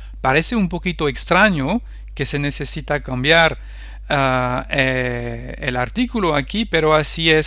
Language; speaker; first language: Spanish; non-native, fluent; French